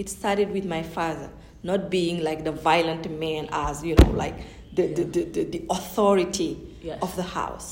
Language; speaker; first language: English; non-native, fluent; Fula